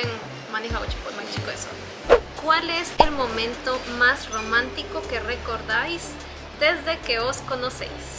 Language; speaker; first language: Spanish; native; Spanish